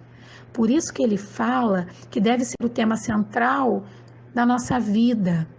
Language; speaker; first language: Portuguese; native; Portuguese